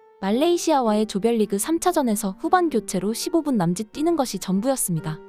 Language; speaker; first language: Korean; native; Korean